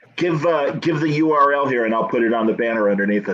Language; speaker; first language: English; native; English